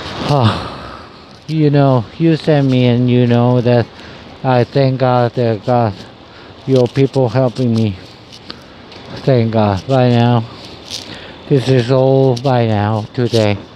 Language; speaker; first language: English; non-native, learner; Korean